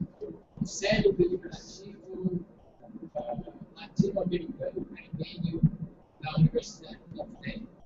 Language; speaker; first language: Portuguese; non-native, fluent; English